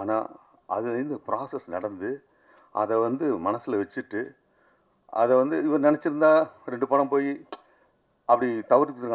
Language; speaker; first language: Tamil; native; Tamil